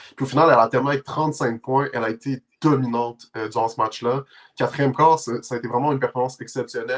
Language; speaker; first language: French; native; French